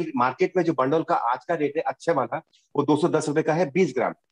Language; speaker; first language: Hindi; non-native, local second language; Bangla